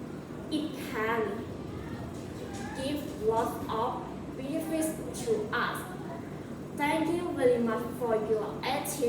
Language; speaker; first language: English; non-native, learner; Thai